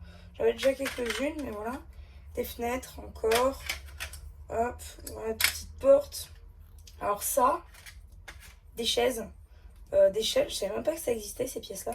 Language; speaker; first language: French; native; French